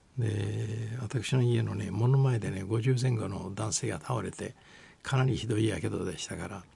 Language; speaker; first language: Japanese; native; Japanese